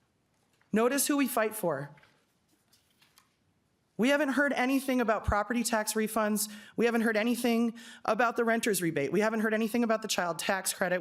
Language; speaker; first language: English; native; English